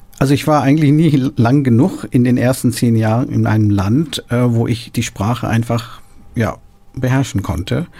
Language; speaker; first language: German; early bilingual, other home language; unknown